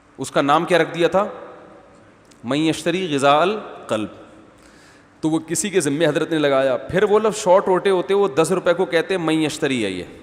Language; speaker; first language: Urdu; native; Urdu